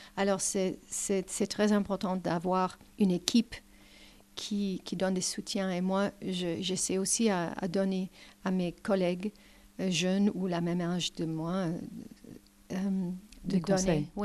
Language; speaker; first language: French; non-native, learner; English